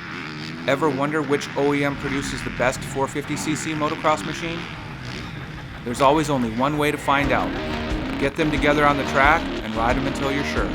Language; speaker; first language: English; native; English